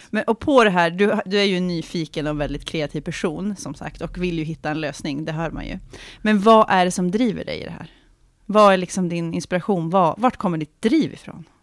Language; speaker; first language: Swedish; native; Swedish